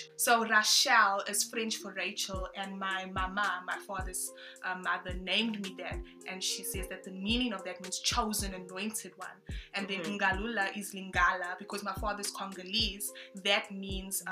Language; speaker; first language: English; non-native, local second language; French